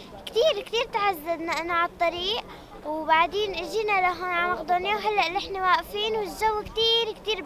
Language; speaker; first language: Arabic; native; Arabic